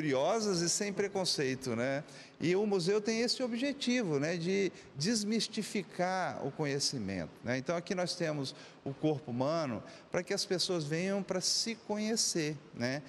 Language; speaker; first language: Portuguese; native; Portuguese